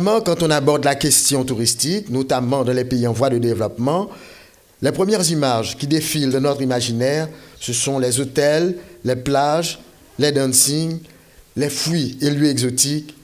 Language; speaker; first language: French; non-native, local second language; Haitian Creole